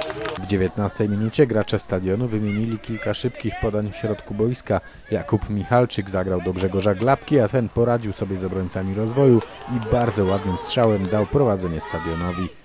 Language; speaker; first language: Polish; native; Polish